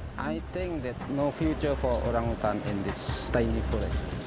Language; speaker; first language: English; non-native, learner; Indonesian